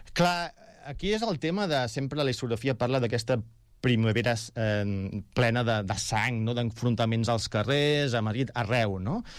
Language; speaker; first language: Catalan; non-native, local second language; Spanish